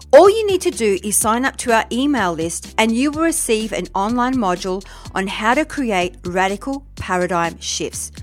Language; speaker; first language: English; early bilingual, other home language; French